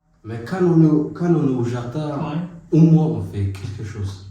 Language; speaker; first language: French; non-native, fluent; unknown